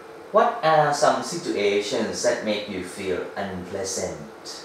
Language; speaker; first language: English; non-native, fluent; Thai